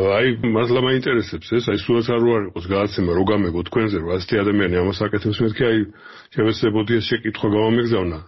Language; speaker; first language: Georgian; native; Georgian